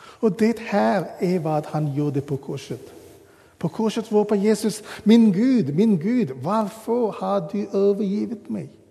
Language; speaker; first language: Swedish; non-native, fluent; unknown